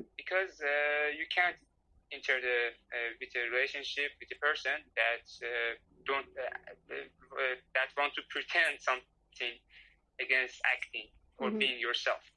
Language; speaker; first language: English; non-native, learner; Persian